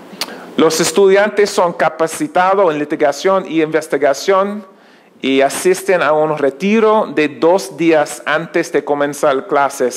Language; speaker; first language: Spanish; non-native, learner; English